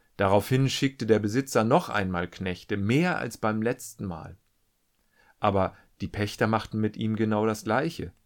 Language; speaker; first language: German; native; German